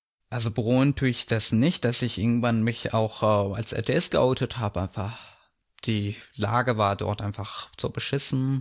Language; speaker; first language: German; non-native, fluent; Arabic